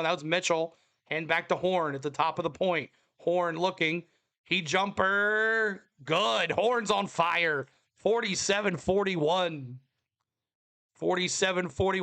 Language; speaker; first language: English; native; English